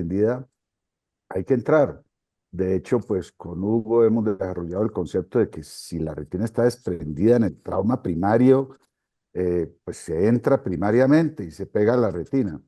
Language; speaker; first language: Spanish; native; Spanish